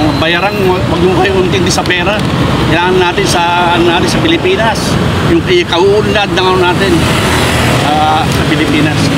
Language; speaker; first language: Filipino; non-native, local second language; Waray